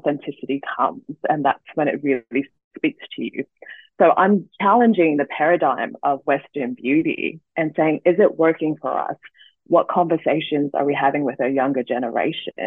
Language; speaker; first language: English; native; English